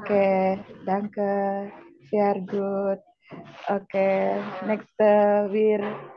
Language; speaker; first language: German; non-native, learner; Indonesian